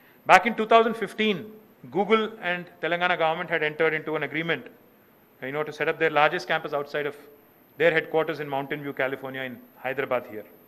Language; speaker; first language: English; non-native, local second language; Telugu